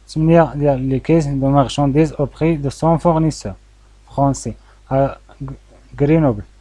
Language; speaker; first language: French; non-native, local second language; Arabic